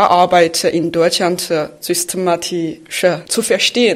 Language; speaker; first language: German; non-native, fluent; Chinese